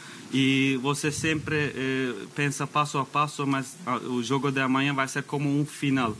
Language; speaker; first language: Portuguese; non-native, fluent; Turkish